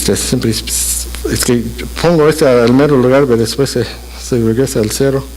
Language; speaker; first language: Spanish; non-native, fluent; English